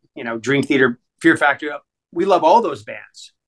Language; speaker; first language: English; native; English